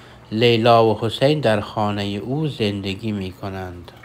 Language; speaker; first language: Persian; non-native, fluent; Urdu